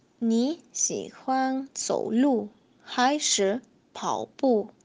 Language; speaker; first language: Chinese; non-native, learner; Spanish